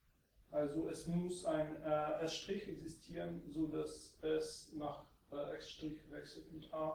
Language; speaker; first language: German; non-native, fluent; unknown